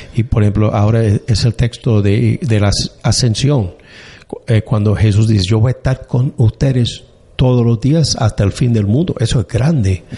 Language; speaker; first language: Spanish; non-native, fluent; English